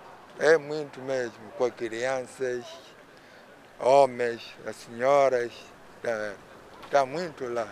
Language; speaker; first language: Portuguese; non-native, local second language; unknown